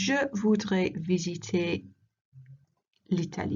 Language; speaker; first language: French; non-native, learner; English